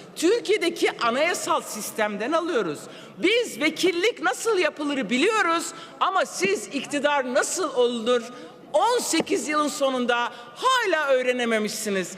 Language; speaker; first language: Turkish; non-native, local second language; Kurdish